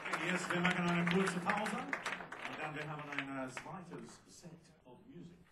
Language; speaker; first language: German; non-native, learner; English